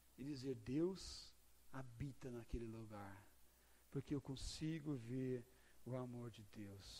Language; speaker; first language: Portuguese; native; Portuguese